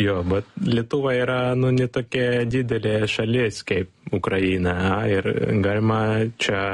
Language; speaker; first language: Lithuanian; non-native, learner; Ukrainian